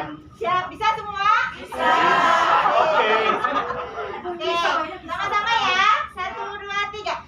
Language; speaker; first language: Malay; non-native, local second language; Sundanese